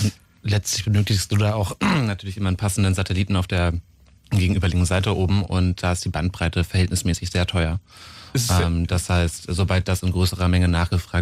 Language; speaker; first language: German; native; German